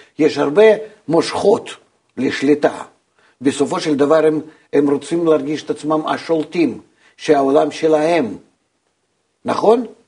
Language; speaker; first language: Hebrew; non-native, fluent; Russian